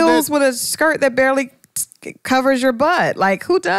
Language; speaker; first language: English; native; English